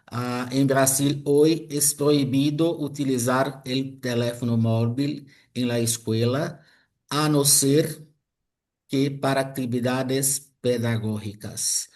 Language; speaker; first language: Spanish; non-native, fluent; Portuguese